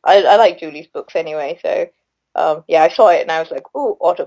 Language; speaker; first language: English; non-native, local second language; Sinhala